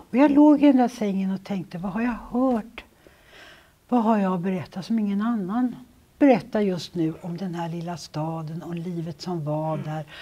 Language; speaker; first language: Swedish; native; Swedish